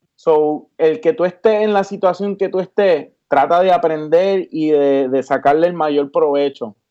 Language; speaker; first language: Spanish; native; Spanish